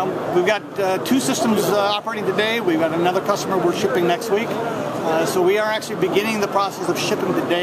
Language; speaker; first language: English; native; English